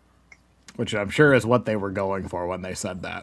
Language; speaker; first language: English; native; English